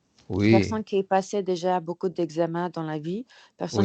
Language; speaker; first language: French; non-native, learner; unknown